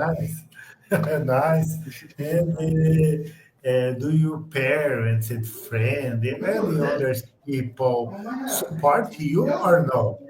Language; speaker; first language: English; non-native, learner; Portuguese